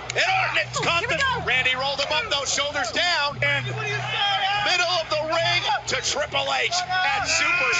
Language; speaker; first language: English; native; English